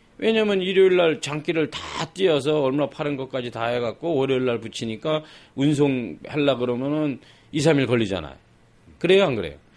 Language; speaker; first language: Korean; native; Korean